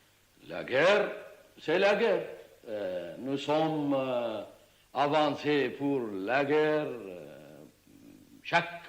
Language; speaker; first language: French; non-native, learner; Arabic